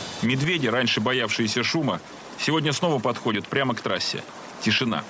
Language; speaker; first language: Russian; native; Russian